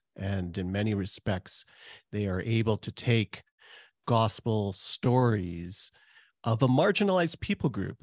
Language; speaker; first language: English; native; English